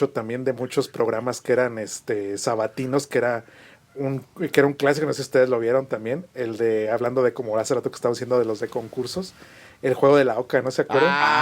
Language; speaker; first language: Spanish; native; Spanish